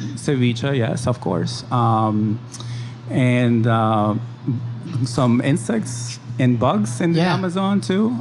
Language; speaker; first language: English; early bilingual, other home language; Spanish